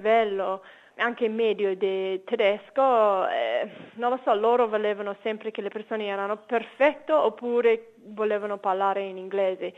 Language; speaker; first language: Italian; non-native, fluent; English